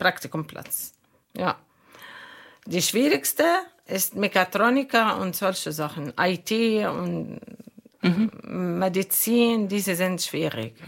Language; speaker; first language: German; non-native, fluent; Arabic